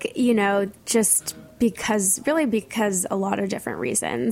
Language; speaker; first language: English; native; English